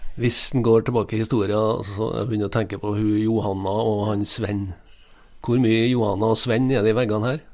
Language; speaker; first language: Norwegian; native; Norwegian